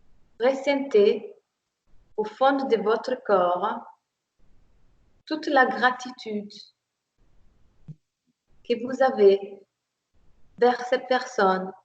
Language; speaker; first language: French; non-native, fluent; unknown